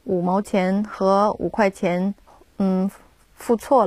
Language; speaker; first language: Chinese; non-native, fluent; Japanese